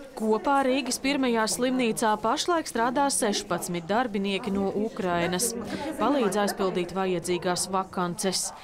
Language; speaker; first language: Latvian; native; Latvian